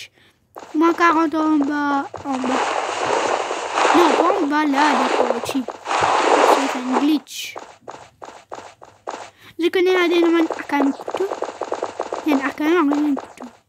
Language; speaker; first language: French; non-native, local second language; Morisyen